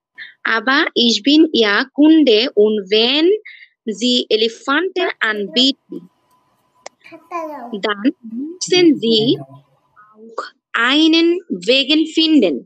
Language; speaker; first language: German; non-native, learner; Bangla